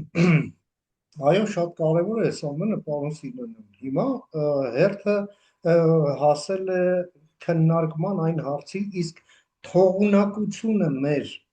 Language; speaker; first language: Armenian; native; Armenian